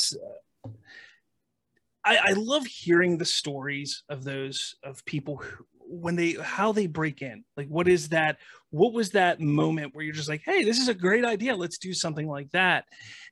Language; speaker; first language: English; native; English